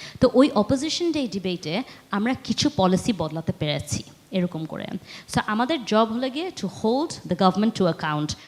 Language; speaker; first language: Bangla; early bilingual, heritage; Bangla